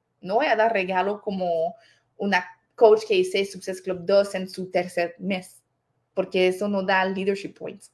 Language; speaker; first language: Spanish; non-native, fluent; French